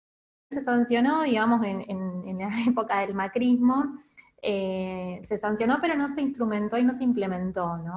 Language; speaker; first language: Spanish; native; Spanish